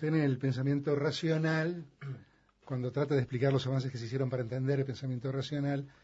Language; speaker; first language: Spanish; native; Spanish